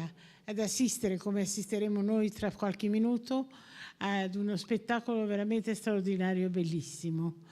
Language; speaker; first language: Italian; native; Italian